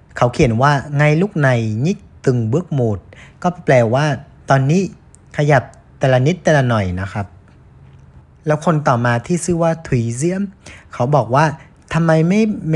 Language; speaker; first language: Thai; non-native, fluent; Vietnamese